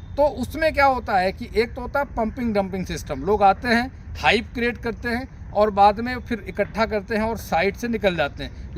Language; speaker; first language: Hindi; native; Hindi